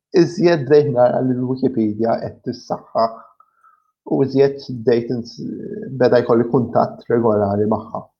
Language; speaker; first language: Maltese; early bilingual, heritage; Maltese